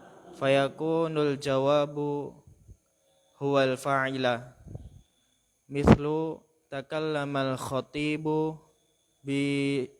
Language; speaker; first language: Arabic; non-native, learner; Indonesian